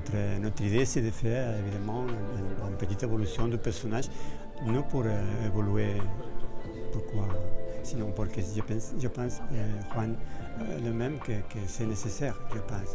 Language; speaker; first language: French; non-native, fluent; Spanish